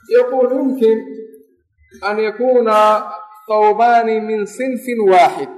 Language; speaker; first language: Arabic; non-native, local second language; Somali